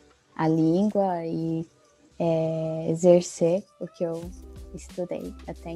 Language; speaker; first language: Portuguese; early bilingual, heritage; Portuguese